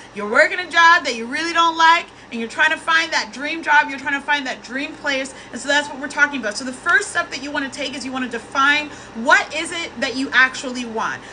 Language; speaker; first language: English; native; English